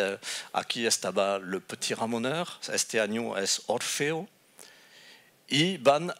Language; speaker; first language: Spanish; non-native, fluent; French